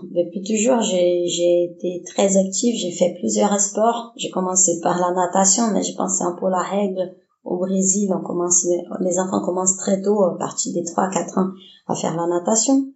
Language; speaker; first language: French; non-native, fluent; Portuguese